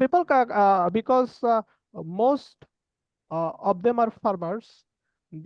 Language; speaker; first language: English; non-native, learner; Bangla